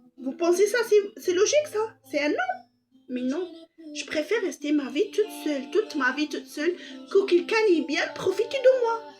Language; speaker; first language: French; non-native, local second language; Arabic